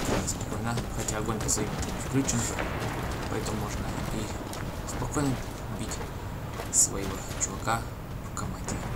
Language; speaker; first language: Russian; native; Russian